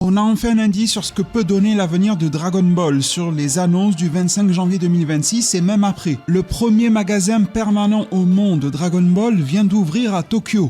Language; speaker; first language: French; native; French